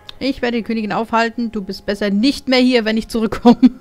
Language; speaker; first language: German; native; German